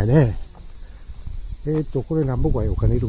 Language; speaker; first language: Japanese; native; Japanese